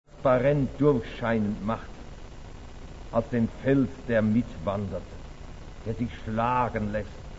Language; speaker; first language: German; native; German